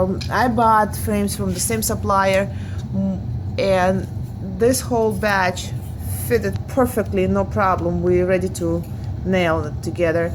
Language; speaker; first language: English; non-native, fluent; Russian